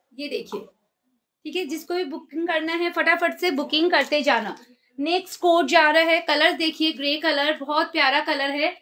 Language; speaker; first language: Hindi; native; Hindi